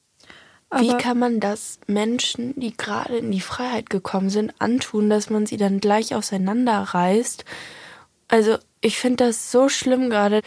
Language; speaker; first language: German; native; German